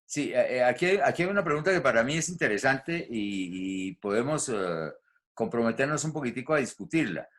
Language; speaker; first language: Spanish; native; Spanish